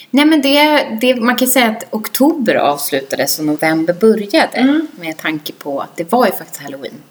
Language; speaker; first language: Swedish; native; Swedish